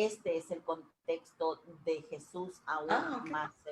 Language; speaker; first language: Spanish; native; Spanish